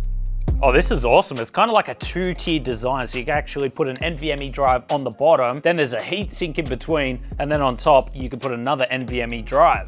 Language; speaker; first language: English; native; English